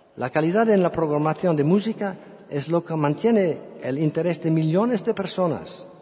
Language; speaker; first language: Spanish; non-native, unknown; English